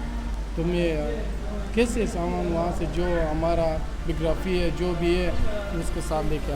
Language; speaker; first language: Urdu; non-native, local second language; Pashto